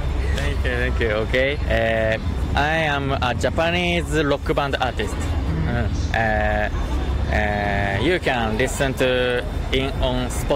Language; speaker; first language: English; non-native, local second language; Japanese